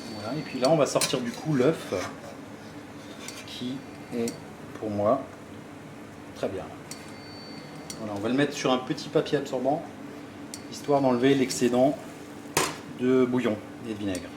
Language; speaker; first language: French; native; French